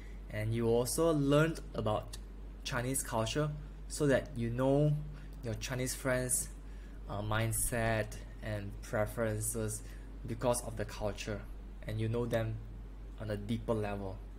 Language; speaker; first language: English; non-native, local second language; Chinese